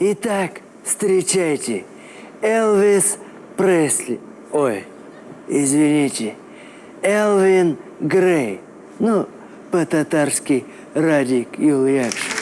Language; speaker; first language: Russian; non-native, local second language; Tatar